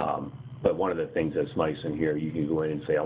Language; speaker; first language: English; native; English